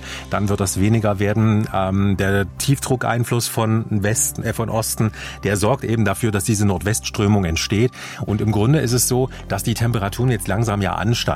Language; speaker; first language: German; native; German